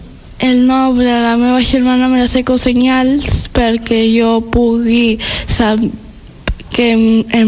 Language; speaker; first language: Catalan; non-native, learner; Spanish